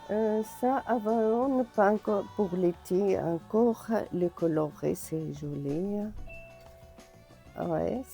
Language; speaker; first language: French; non-native, learner; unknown